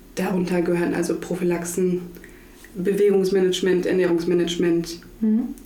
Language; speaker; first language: German; native; German